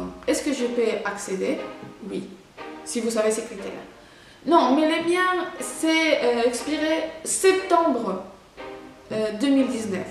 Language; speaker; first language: French; non-native, fluent; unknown